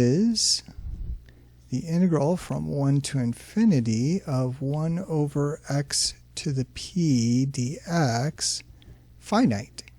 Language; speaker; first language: English; native; English